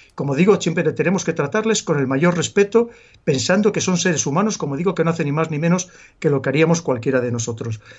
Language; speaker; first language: Spanish; native; Spanish